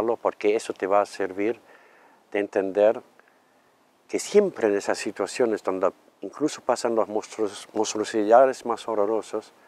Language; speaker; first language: Spanish; non-native, fluent; German